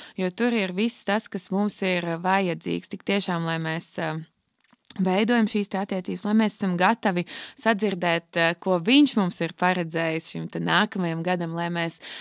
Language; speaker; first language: Latvian; native; Latvian